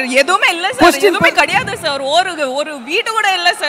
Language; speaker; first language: Tamil; non-native, learner; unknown